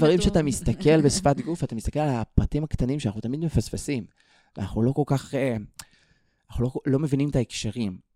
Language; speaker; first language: Hebrew; native; Hebrew